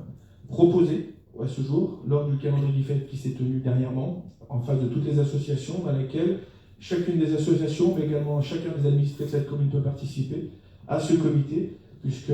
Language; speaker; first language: French; native; French